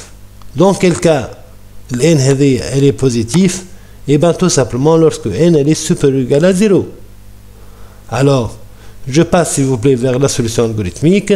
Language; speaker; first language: French; non-native, local second language; Arabic